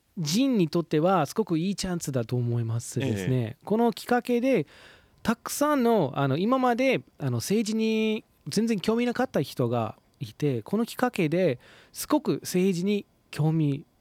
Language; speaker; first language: Japanese; non-native, fluent; English